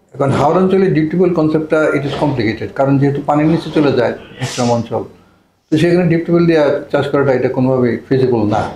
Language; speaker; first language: Bangla; native; Bangla